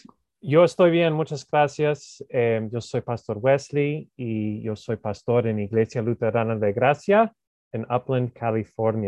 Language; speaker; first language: Spanish; non-native, fluent; English